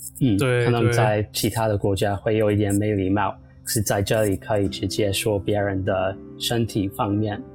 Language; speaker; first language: Chinese; non-native, fluent; English